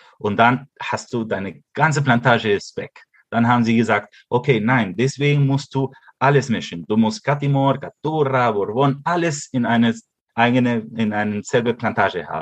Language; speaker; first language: German; early bilingual, heritage; Spanish